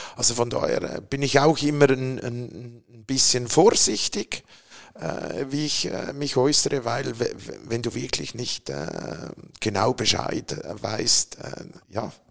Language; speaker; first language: German; native; German